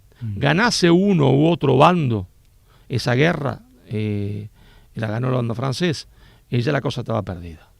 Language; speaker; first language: Spanish; native; Spanish